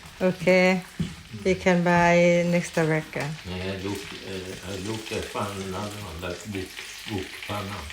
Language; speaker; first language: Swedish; non-native, learner; Thai